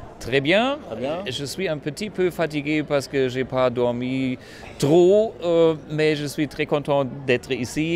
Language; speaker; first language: French; non-native, fluent; German